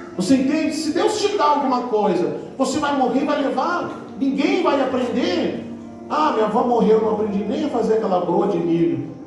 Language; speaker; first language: Portuguese; native; Portuguese